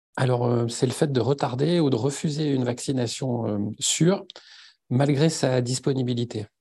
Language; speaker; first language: French; native; French